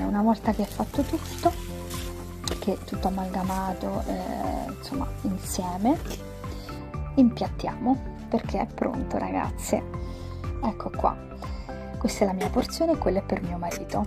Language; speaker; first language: Italian; native; Italian